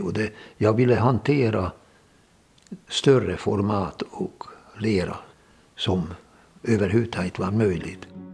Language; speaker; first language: Swedish; non-native, fluent; Hungarian